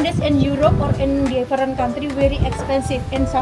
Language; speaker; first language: English; non-native, learner; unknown